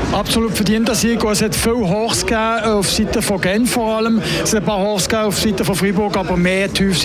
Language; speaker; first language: German; native; German